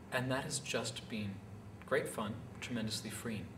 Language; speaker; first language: English; native; English